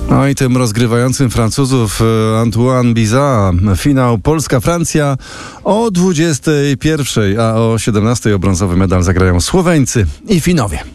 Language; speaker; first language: Polish; native; Polish